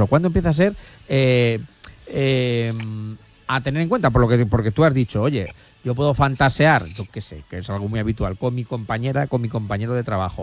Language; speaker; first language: Spanish; native; Spanish